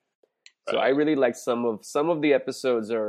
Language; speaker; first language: English; non-native, local second language; Hindi